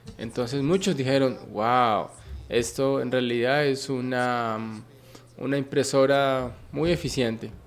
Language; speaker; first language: Spanish; non-native, fluent; Finnish